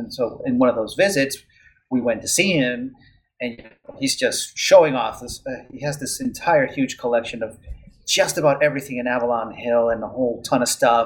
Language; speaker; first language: English; non-native, fluent; Spanish